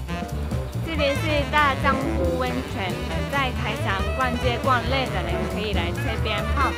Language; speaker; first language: Chinese; non-native, fluent; Japanese